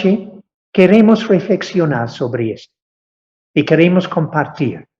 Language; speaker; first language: Spanish; non-native, fluent; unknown